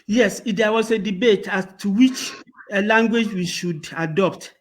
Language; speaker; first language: English; non-native, local second language; Yoruba